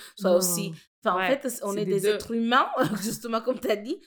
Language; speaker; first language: French; non-native, fluent; Gujarati